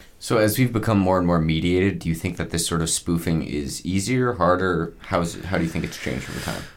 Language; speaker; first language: English; native; English